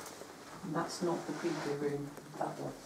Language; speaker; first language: English; native; English